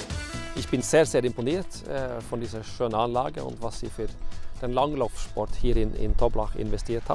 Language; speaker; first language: German; non-native, fluent; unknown